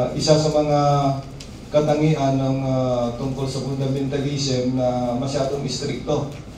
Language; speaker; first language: Filipino; non-native, local second language; Hiligaynon